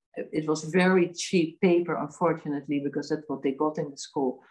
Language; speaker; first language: English; non-native, fluent; Dutch